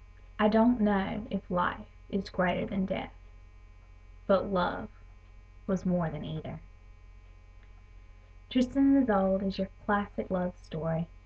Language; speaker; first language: English; native; English